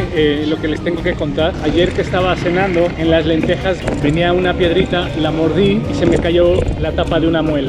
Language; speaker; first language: Spanish; native; Spanish